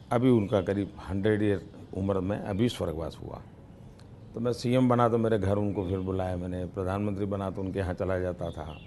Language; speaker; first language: Hindi; non-native, local second language; Gujarati